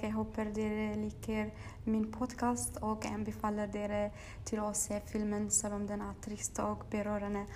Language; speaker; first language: Swedish; non-native, learner; Norwegian